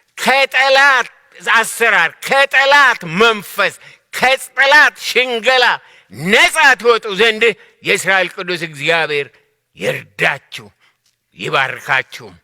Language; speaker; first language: Amharic; non-native, local second language; Oromo